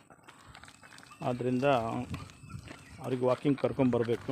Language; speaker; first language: Kannada; non-native, local second language; Urdu